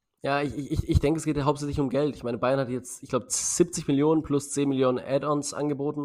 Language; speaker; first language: German; native; German